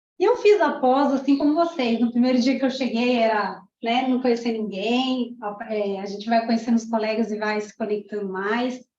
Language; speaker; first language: Portuguese; early bilingual, other home language; Spanish